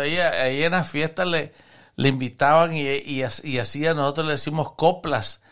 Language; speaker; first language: Spanish; native; Spanish